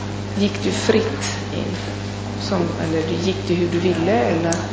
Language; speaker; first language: Swedish; non-native, fluent; Italian